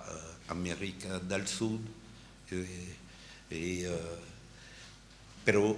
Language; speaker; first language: Spanish; non-native, learner; French